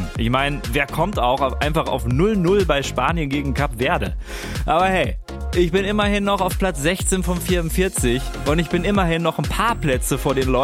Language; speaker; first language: German; native; German